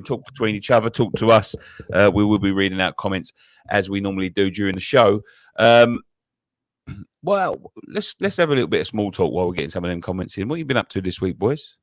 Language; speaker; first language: English; native; English